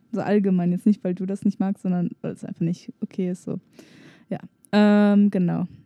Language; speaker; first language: German; native; German